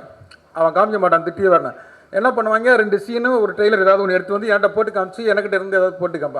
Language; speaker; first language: Tamil; native; Tamil